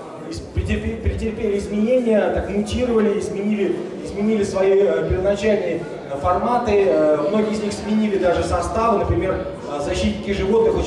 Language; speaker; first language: Russian; native; Russian